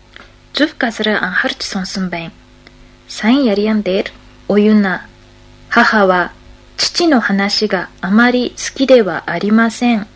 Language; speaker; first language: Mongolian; non-native, fluent; Japanese